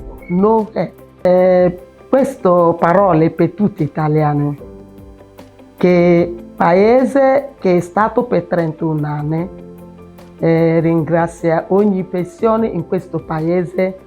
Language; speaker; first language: Italian; non-native, learner; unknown